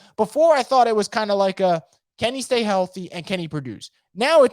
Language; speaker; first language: English; native; English